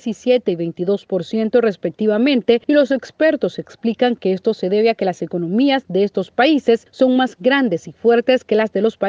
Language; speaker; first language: Spanish; native; Spanish